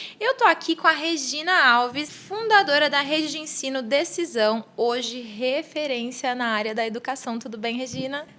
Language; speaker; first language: Portuguese; native; Portuguese